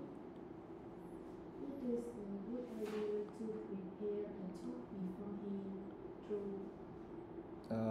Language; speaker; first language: English; non-native, fluent; Vietnamese